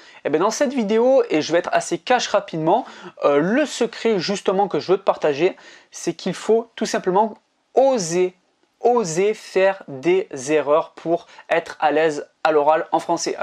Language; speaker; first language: French; native; French